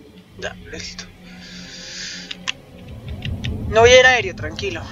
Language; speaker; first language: Spanish; native; Spanish